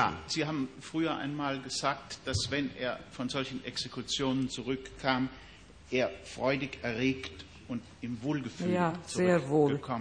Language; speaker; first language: German; native; German